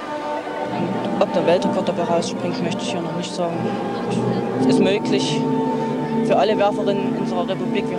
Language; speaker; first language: German; native; German